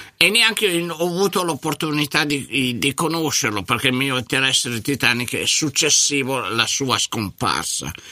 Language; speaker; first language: Italian; native; Italian